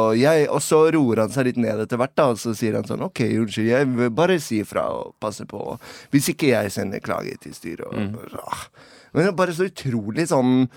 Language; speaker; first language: Norwegian; native; Norwegian